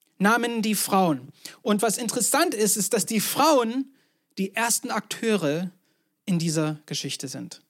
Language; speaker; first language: German; non-native, fluent; English